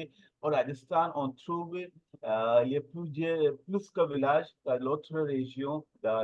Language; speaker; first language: French; non-native, learner; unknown